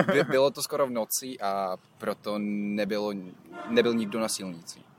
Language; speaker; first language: Czech; non-native, fluent; Ukrainian